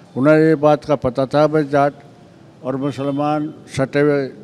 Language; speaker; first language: Hindi; native; Hindi